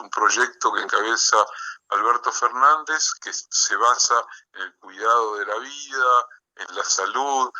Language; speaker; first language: Spanish; native; Spanish